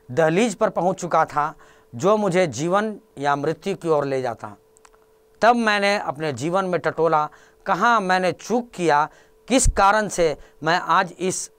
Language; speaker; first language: Hindi; native; Hindi